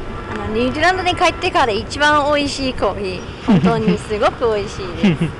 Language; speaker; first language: Japanese; non-native, fluent; English